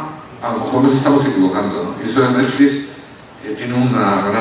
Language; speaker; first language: Spanish; native; Spanish